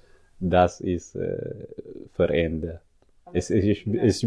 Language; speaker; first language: German; non-native, learner; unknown